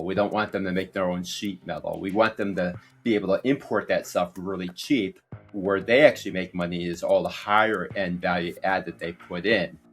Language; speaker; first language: English; native; English